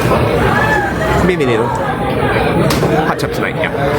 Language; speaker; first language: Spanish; non-native, learner; English